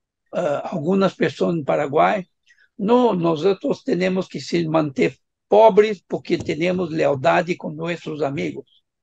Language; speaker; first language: Spanish; non-native, fluent; Portuguese